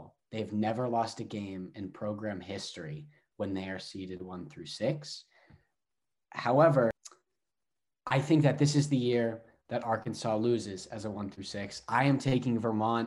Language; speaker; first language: English; native; English